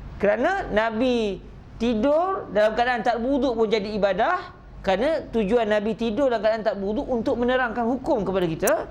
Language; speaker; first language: Malay; native; Malay